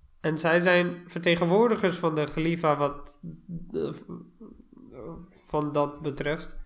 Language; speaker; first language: Dutch; non-native, fluent; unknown